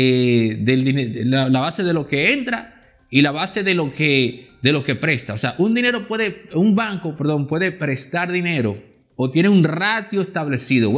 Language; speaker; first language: Spanish; native; Spanish